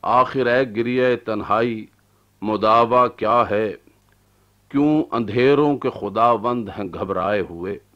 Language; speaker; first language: Urdu; non-native, local second language; Punjabi